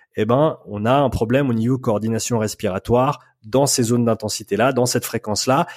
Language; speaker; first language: French; native; French